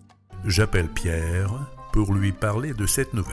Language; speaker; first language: French; non-native, fluent; Russian